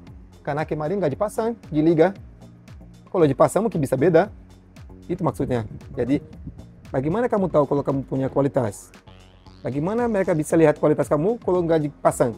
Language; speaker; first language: Indonesian; non-native, learner; Portuguese